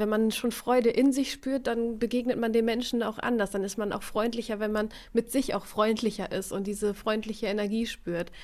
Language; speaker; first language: German; native; German